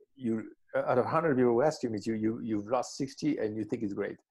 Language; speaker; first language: English; non-native, fluent; French